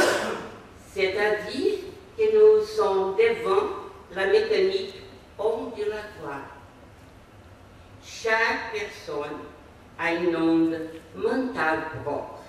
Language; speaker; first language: French; non-native, fluent; Portuguese